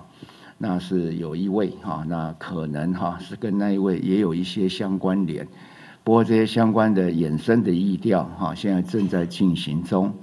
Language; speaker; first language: Chinese; native; Chinese